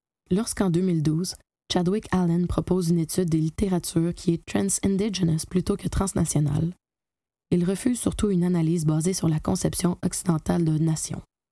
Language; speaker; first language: French; native; French